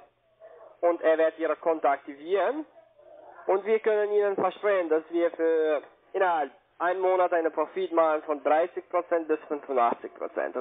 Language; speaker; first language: German; non-native, learner; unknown